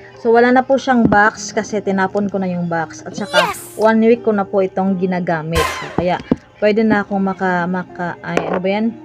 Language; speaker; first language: Filipino; non-native, local second language; Cebuano